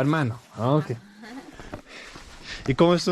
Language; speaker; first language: Spanish; non-native, learner; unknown